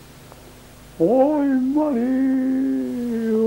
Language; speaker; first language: Italian; native; Italian